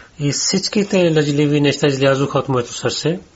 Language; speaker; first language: Bulgarian; non-native, learner; Urdu